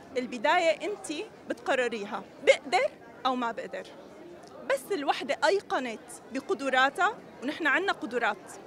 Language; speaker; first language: Arabic; native; Arabic